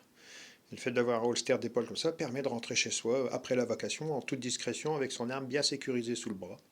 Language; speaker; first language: French; native; French